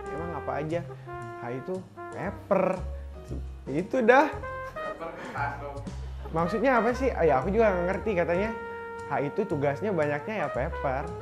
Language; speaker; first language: Indonesian; non-native, local second language; Sundanese